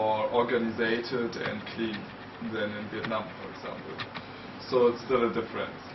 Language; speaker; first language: English; non-native, fluent; German